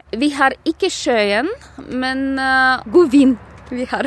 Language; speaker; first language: Norwegian; non-native, fluent; Romanian